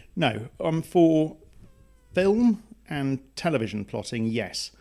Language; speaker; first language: English; native; English